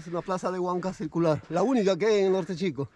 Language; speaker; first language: Spanish; native; Spanish